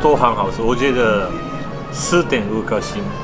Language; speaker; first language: Chinese; non-native, fluent; Japanese